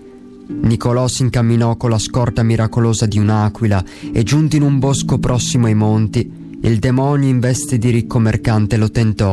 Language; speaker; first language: Italian; native; Italian